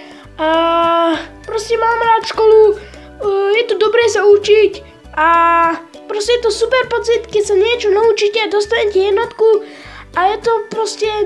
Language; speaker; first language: Czech; non-native, learner; Slovak